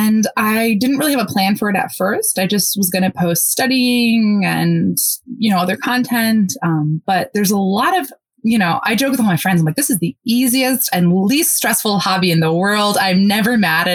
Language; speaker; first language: English; early bilingual, other home language; Polish